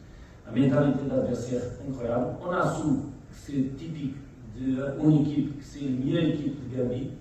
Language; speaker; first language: French; non-native, learner; Portuguese